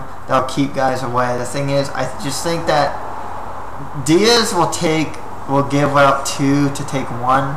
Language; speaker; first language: English; native; English